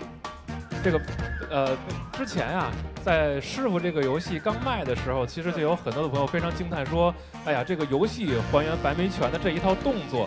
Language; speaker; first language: Chinese; native; Chinese